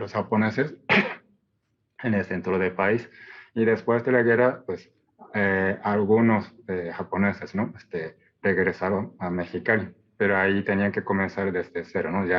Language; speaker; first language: Spanish; non-native, fluent; Japanese